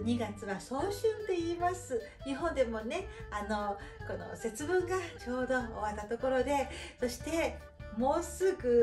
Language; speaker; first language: Japanese; non-native, fluent; Chinese